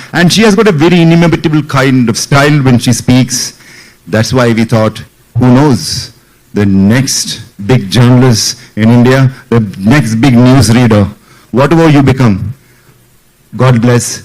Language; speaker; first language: English; non-native, local second language; Malayalam